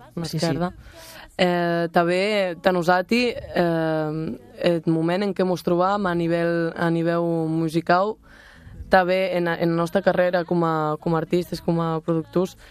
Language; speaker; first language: Catalan; non-native, local second language; Occitan